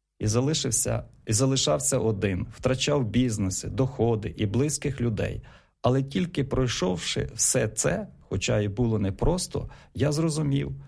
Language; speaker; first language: Ukrainian; native; Ukrainian